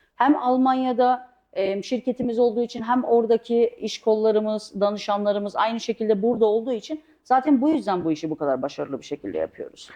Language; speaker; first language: Turkish; early bilingual, heritage; Turkish